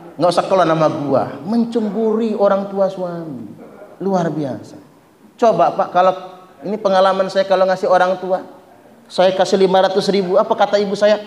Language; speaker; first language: Indonesian; non-native, local second language; Malay